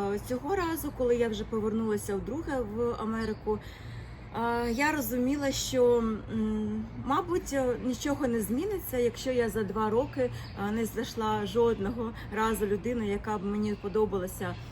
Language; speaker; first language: Ukrainian; native; Ukrainian